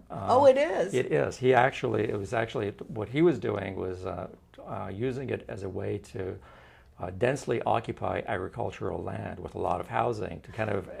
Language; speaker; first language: English; non-native, fluent; Turkish